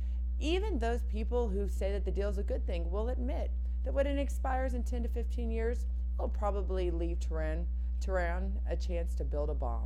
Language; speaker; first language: English; native; English